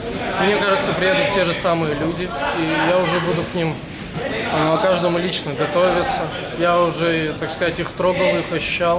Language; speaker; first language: Russian; native; Russian